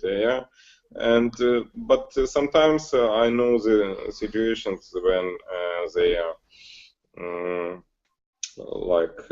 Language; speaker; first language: English; non-native, learner; Russian